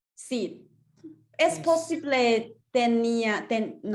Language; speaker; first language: Spanish; non-native, learner; English